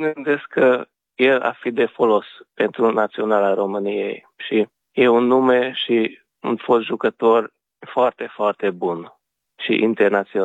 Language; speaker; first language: Romanian; non-native, local second language; Hungarian